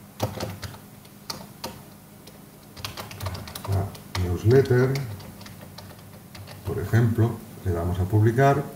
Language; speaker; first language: Spanish; native; Spanish